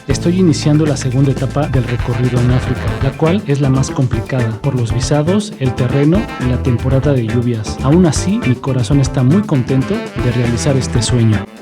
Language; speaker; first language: Spanish; native; Spanish